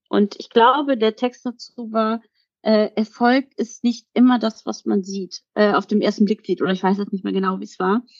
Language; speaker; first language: German; early bilingual, other home language; Polish